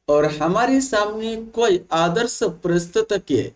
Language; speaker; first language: Hindi; non-native, local second language; Bangla